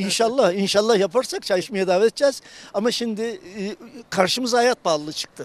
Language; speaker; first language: Turkish; native; Turkish